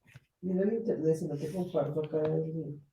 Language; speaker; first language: Spanish; native; Spanish